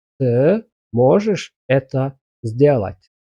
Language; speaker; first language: Russian; non-native, fluent; Azerbaijani